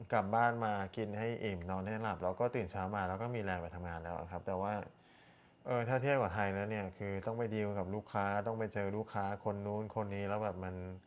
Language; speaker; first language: Thai; early bilingual, other home language; Korean